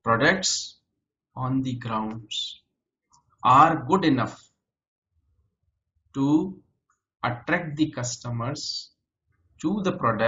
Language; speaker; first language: English; non-native, local second language; Hindi